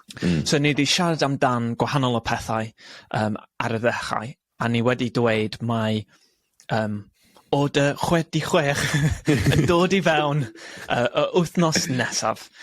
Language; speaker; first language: Welsh; non-native, learner; English